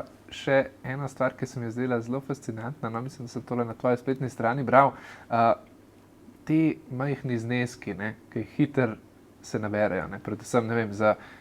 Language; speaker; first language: Slovenian; native; Slovenian